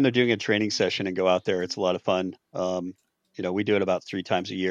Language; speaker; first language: English; native; English